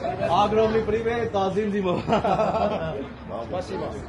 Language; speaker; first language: Russian; non-native, fluent; Armenian